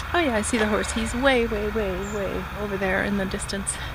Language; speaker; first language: English; native; English